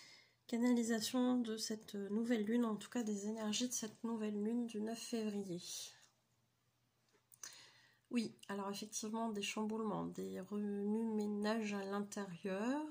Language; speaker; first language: French; native; French